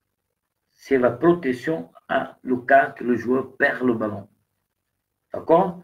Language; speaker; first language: French; non-native, learner; Portuguese